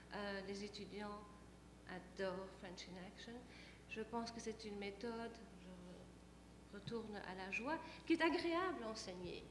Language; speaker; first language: French; native; French